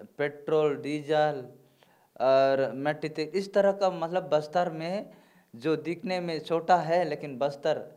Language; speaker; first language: Hindi; non-native, local second language; Gondi